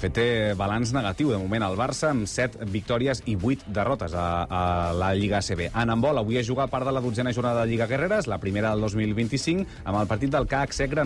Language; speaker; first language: Catalan; native; Catalan